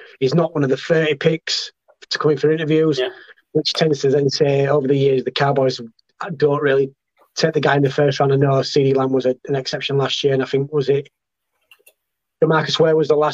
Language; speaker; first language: English; native; English